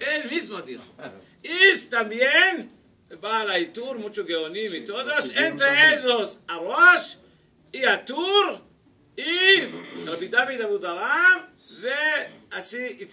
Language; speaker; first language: Spanish; non-native, learner; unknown